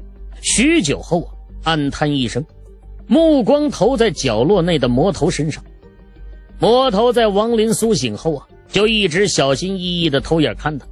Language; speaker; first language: Chinese; native; Chinese